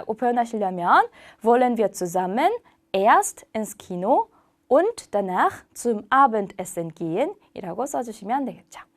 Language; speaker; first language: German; non-native, fluent; Korean